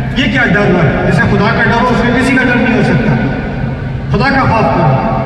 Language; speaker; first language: Urdu; early bilingual, heritage; Urdu